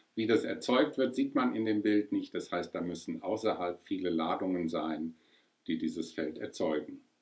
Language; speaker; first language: German; native; German